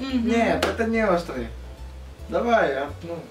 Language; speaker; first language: Russian; non-native, learner; Indonesian